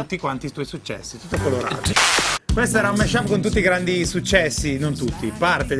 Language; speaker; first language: Italian; native; Italian